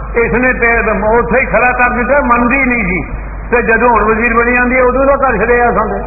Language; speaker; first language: Urdu; non-native, local second language; Punjabi